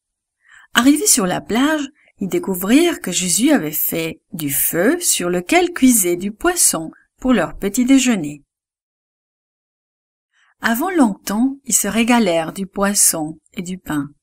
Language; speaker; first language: French; native; French